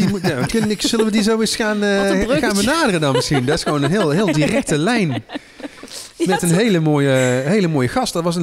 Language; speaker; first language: Dutch; native; Dutch